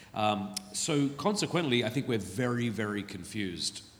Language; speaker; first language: English; native; English